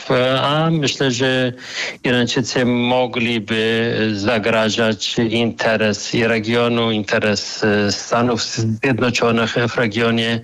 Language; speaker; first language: Polish; non-native, fluent; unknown